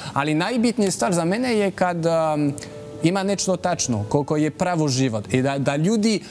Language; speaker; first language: Croatian; non-native, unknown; French